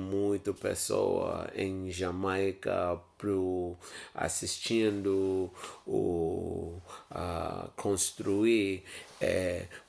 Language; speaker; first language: Portuguese; non-native, learner; English